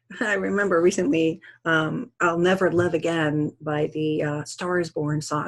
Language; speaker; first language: English; native; English